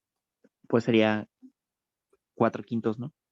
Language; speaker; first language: Spanish; native; Spanish